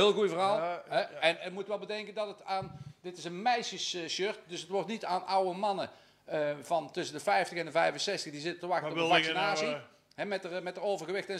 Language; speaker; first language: Dutch; native; Dutch